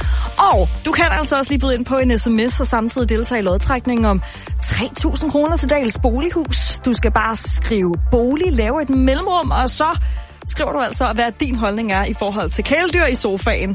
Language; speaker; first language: Danish; native; Danish